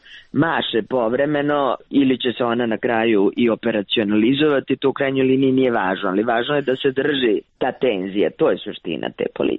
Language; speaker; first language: Croatian; native; Croatian